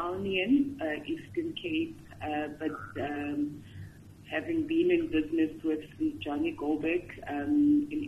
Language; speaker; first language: English; non-native, local second language; Xhosa